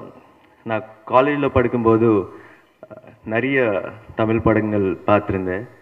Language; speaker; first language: Tamil; non-native, learner; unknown